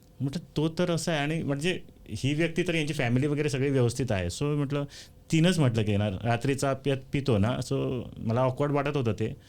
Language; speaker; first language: Marathi; non-native, local second language; Konkani